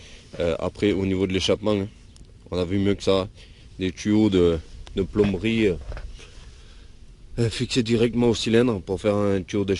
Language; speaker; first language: French; native; French